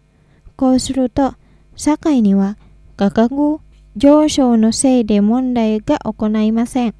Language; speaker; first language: Japanese; non-native, fluent; Indonesian